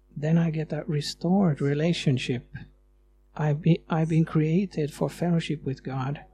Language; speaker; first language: English; non-native, fluent; Swedish